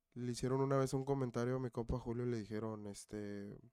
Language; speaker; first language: Spanish; native; Spanish